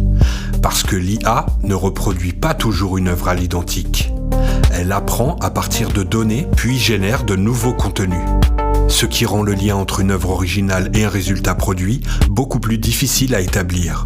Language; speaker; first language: French; native; French